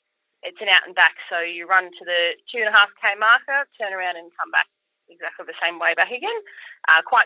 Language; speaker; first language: English; native; English